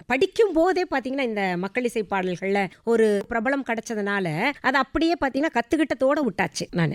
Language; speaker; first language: Tamil; non-native, local second language; Hindi